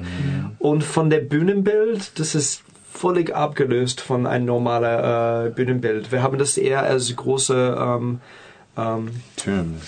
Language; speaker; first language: German; non-native, fluent; English